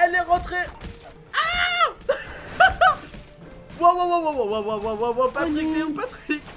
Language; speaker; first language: French; native; French